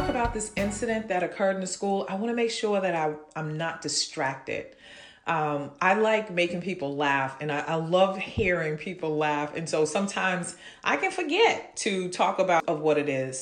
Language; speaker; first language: English; native; English